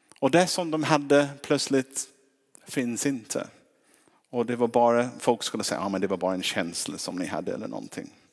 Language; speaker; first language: Swedish; non-native, fluent; English